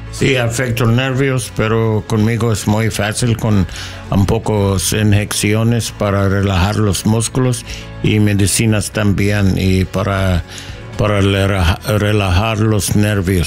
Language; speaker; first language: Spanish; non-native, learner; English